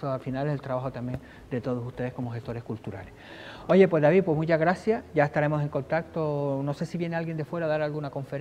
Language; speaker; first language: Spanish; native; Spanish